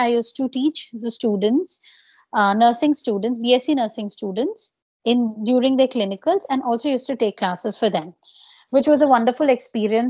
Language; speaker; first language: English; non-native, local second language; Bangla